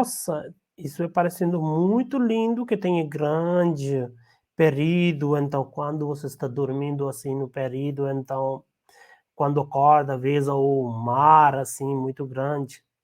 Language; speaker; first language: Portuguese; non-native, learner; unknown